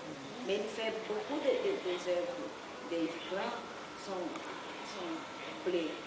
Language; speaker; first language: French; non-native, learner; Portuguese